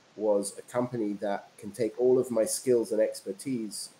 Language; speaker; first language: English; native; English